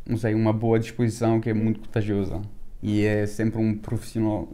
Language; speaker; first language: Portuguese; early bilingual, heritage; French